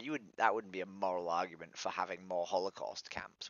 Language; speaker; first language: English; native; English